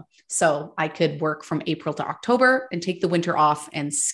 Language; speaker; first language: English; native; English